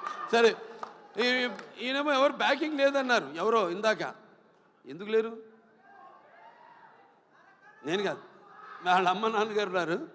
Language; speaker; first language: Telugu; native; Telugu